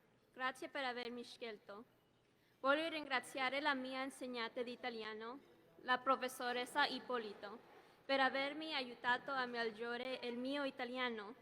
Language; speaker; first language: Italian; non-native, learner; English